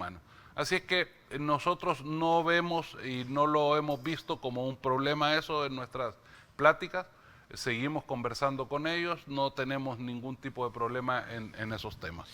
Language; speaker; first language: Spanish; native; Spanish